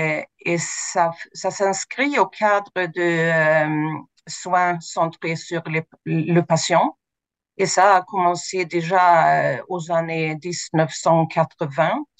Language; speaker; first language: French; non-native, fluent; Swedish